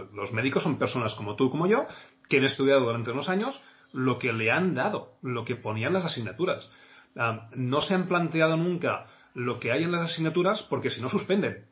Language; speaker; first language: Spanish; non-native, local second language; Catalan